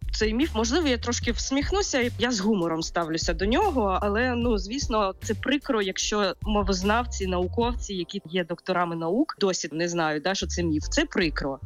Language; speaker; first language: Ukrainian; native; Ukrainian